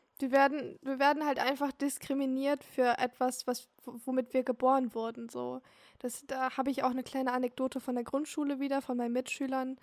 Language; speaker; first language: German; early bilingual, other home language; Turkish